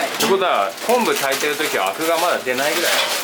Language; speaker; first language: Japanese; native; Japanese